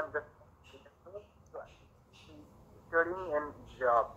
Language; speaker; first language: English; non-native, learner; Nepali